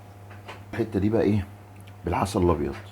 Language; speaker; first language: Arabic; native; Arabic